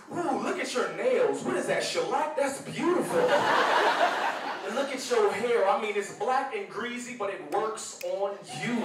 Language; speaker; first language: English; native; English